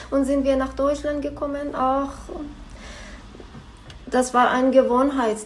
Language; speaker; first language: German; non-native, learner; Persian